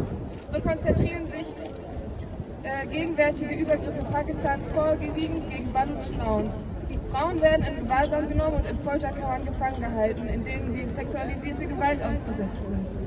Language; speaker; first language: German; native; German